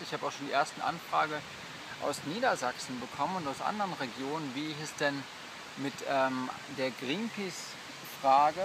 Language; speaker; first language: German; native; German